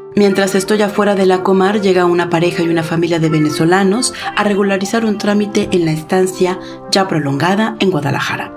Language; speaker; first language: Spanish; native; Spanish